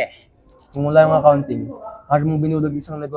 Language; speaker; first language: Filipino; native; Filipino